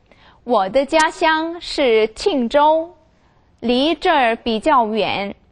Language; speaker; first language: Chinese; non-native, fluent; Korean